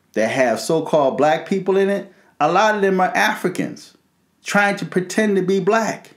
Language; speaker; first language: English; native; English